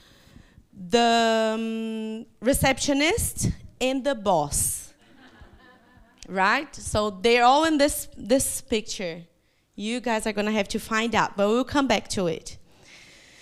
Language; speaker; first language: English; non-native, fluent; Portuguese